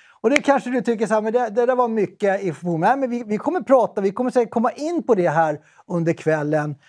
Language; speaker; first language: Swedish; native; Swedish